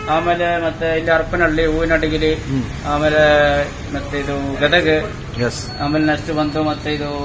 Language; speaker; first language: Kannada; non-native, local second language; Malayalam